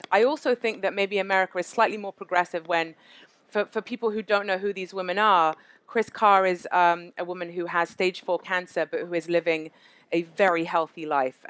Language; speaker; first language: English; native; English